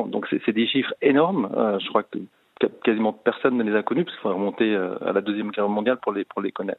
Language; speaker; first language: French; native; French